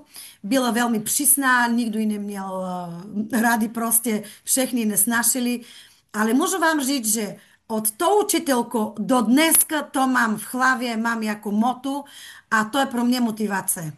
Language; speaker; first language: Czech; non-native, fluent; Bulgarian